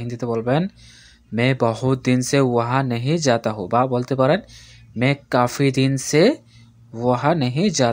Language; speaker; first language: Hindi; non-native, fluent; Bangla